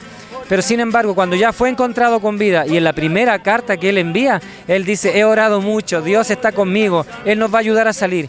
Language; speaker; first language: Spanish; native; Spanish